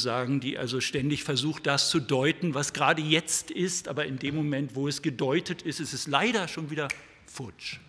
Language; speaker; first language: German; native; German